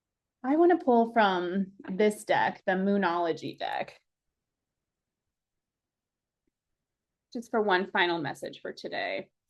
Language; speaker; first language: English; native; English